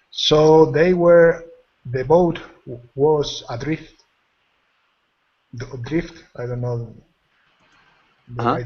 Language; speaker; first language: English; non-native, fluent; Spanish